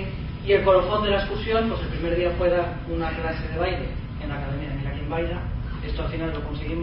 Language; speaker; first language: Spanish; native; Spanish